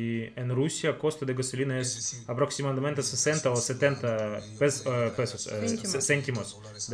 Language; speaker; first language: Spanish; non-native, fluent; Russian